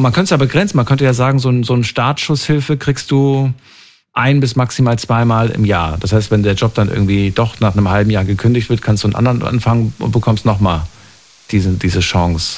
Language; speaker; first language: German; native; German